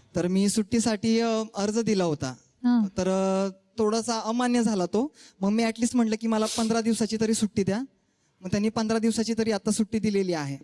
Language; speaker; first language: Marathi; native; Marathi